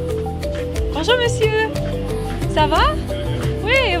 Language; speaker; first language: French; non-native, learner; Romanian